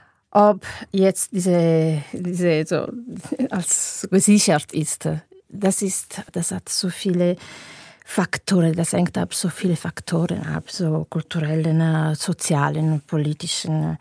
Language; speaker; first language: German; non-native, fluent; Italian